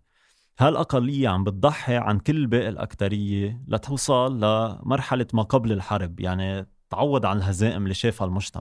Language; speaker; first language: Arabic; native; Arabic